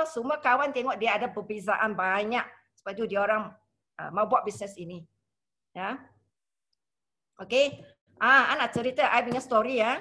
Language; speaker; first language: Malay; non-native, local second language; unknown